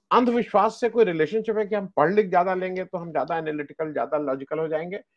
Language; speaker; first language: Hindi; native; Hindi